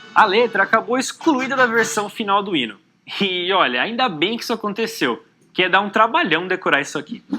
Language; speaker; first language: Portuguese; native; Portuguese